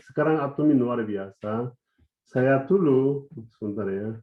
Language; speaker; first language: Indonesian; non-native, fluent; Korean